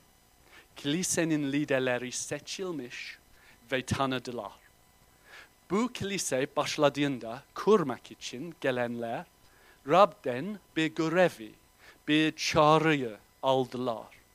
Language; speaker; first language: Turkish; non-native, fluent; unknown